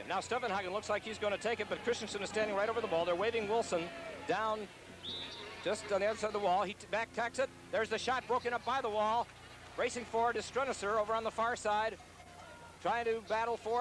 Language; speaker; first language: English; native; English